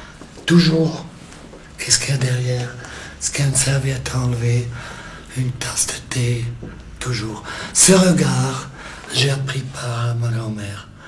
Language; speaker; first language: French; non-native, local second language; German